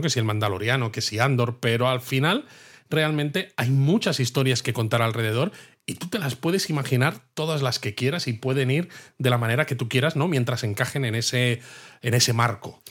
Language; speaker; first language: Spanish; native; Spanish